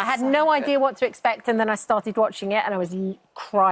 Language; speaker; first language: English; native; English